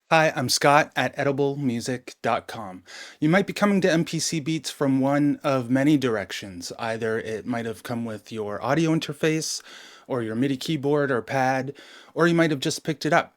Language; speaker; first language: English; native; English